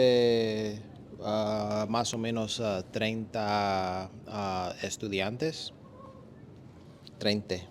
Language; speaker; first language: Spanish; non-native, learner; English